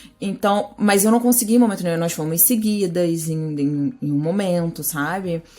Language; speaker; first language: Portuguese; native; Portuguese